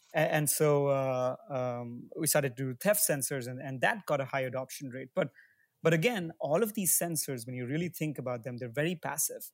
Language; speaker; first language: English; non-native, local second language; Hindi